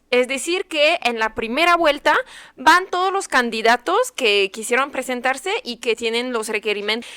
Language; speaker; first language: Spanish; non-native, fluent; French